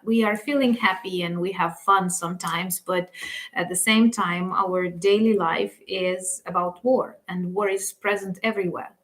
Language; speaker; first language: English; non-native, fluent; Ukrainian